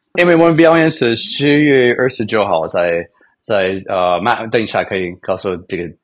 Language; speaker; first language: Chinese; non-native, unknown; English